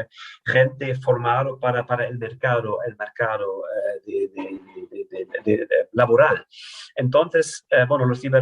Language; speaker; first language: Spanish; non-native, fluent; German